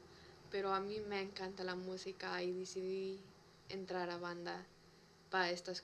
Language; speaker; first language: Spanish; early bilingual, other home language; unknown